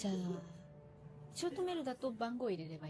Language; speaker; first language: Japanese; native; Japanese